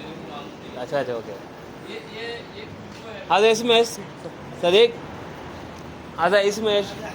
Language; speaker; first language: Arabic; non-native, learner; Tamil